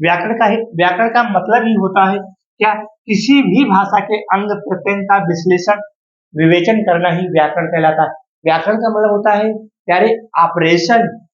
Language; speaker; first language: Hindi; native; Hindi